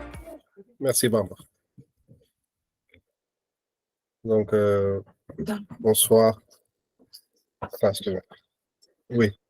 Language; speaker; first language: French; non-native, local second language; Wolof